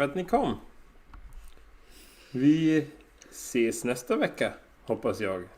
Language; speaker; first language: Swedish; non-native, learner; English